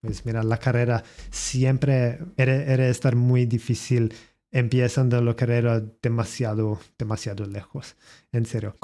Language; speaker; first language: Spanish; non-native, learner; English